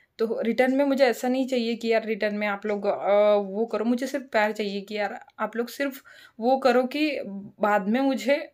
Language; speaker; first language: Hindi; non-native, local second language; Marathi